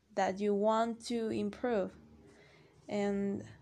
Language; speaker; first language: English; non-native, learner; Spanish